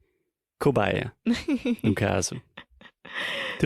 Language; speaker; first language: Portuguese; non-native, fluent; English